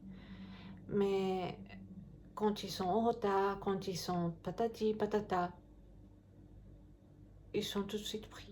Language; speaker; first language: French; non-native, fluent; Japanese